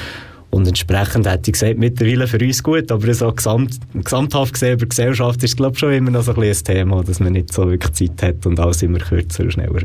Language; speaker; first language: German; native; German